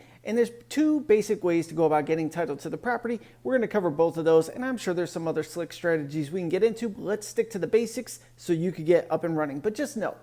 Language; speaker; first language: English; native; English